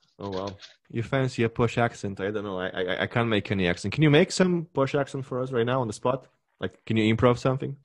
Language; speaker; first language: English; non-native, fluent; Romanian